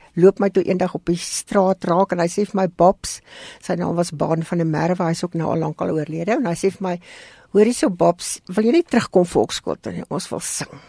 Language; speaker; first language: Afrikaans; native; Afrikaans